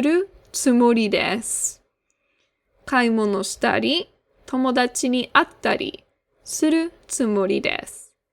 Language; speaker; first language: Japanese; non-native, fluent; English